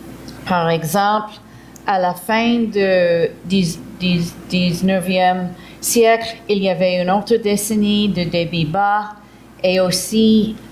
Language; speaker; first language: French; early bilingual, heritage; English